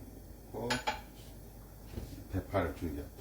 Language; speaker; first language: Korean; native; Korean